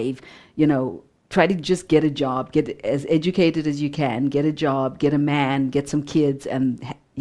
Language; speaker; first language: English; non-native, local second language; Shona